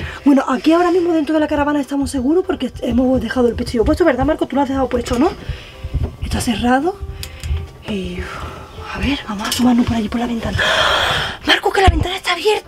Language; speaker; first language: Spanish; native; Spanish